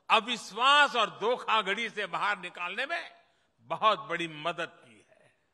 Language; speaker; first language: Hindi; non-native, local second language; Gujarati